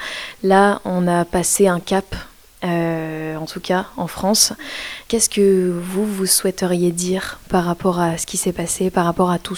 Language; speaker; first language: French; native; French